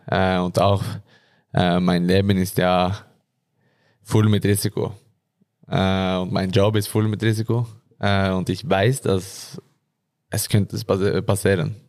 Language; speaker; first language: German; non-native, learner; Norwegian